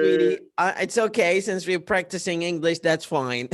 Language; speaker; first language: English; non-native, fluent; Arabic